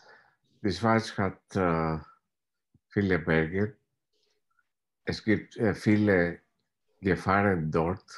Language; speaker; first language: German; non-native, fluent; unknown